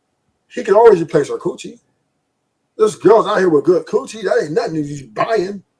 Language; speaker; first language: English; native; English